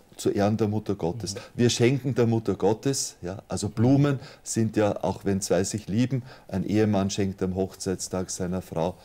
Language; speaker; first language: German; native; German